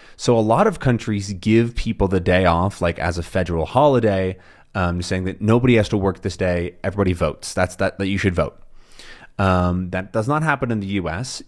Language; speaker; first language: English; native; English